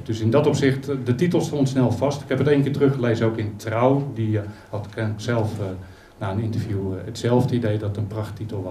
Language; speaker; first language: Dutch; native; Dutch